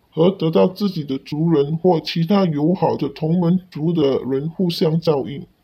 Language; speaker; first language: Chinese; non-native, local second language; Cantonese